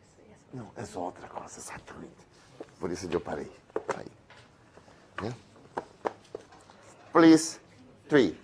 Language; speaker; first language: Spanish; non-native, fluent; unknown